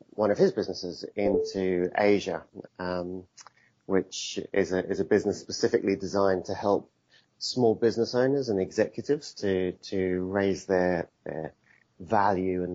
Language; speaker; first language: English; native; English